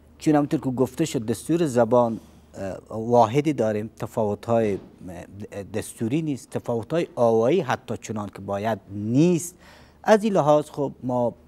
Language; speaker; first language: Persian; native; Persian